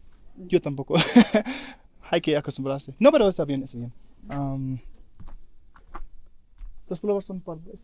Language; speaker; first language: Spanish; non-native, fluent; German